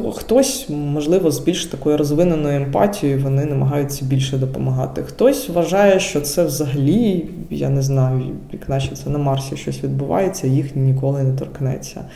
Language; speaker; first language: Ukrainian; non-native, local second language; Russian